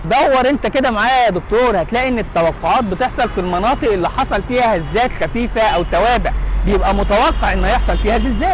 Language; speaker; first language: Arabic; native; Arabic